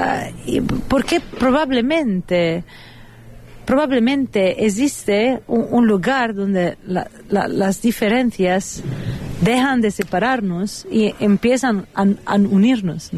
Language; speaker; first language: Spanish; non-native, fluent; Italian